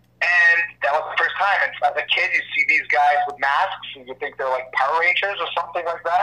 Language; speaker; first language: English; non-native, fluent; Hebrew